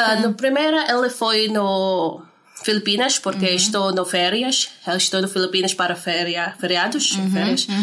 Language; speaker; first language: Portuguese; non-native, learner; Filipino